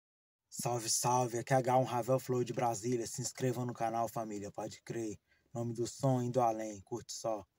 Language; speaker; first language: Portuguese; native; Portuguese